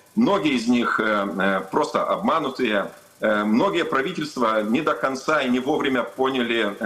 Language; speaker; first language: Russian; non-native, local second language; Lithuanian